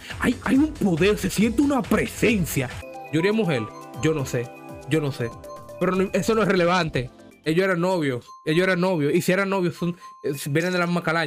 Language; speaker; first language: Spanish; native; Spanish